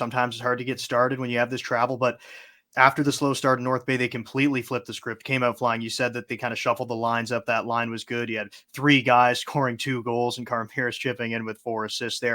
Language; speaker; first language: English; native; English